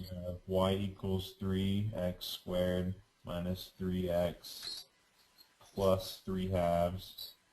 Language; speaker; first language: English; native; English